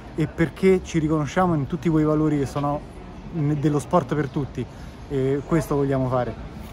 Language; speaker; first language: Italian; native; Italian